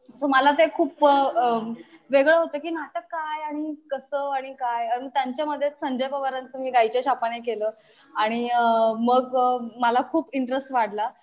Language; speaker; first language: Marathi; native; Marathi